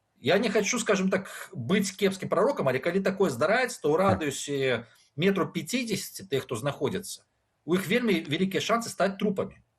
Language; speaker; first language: Belarusian; non-native, local second language; Russian